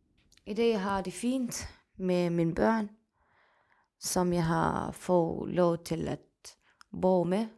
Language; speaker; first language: Danish; non-native, fluent; Arabic